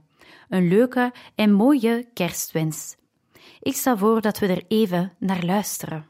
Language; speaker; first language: Dutch; native; Dutch